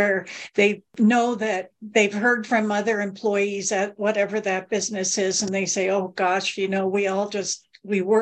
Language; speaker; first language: English; native; English